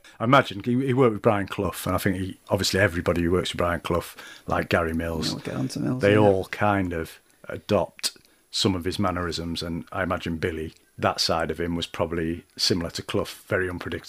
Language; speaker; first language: English; native; English